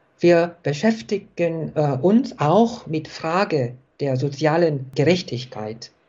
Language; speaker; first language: German; non-native, fluent; Korean